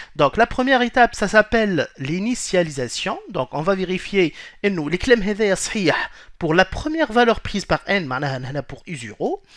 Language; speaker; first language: French; non-native, local second language; Arabic